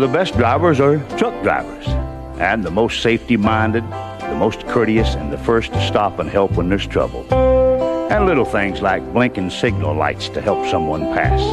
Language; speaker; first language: English; native; English